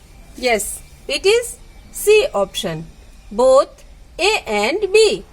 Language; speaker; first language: English; non-native, local second language; Hindi